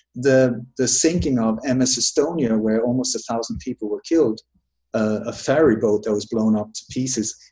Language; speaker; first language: English; early bilingual, other home language; Danish